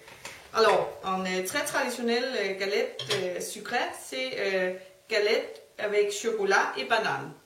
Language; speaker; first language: French; non-native, learner; Danish